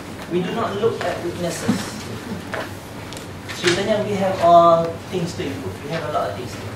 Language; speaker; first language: English; non-native, local second language; Malay